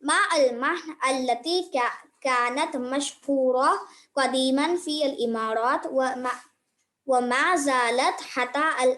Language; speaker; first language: Arabic; non-native, learner; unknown